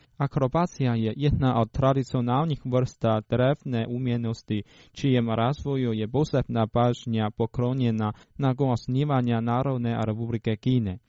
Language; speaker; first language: Croatian; non-native, fluent; Chinese